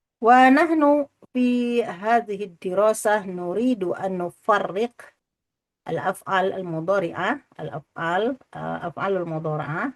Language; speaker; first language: Arabic; non-native, fluent; Indonesian